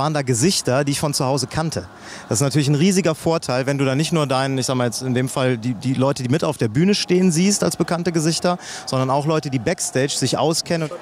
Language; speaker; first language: German; native; German